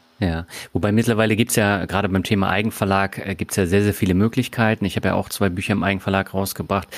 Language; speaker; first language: German; native; German